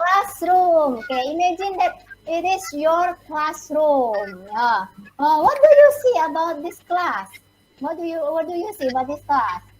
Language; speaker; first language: English; non-native, learner; Indonesian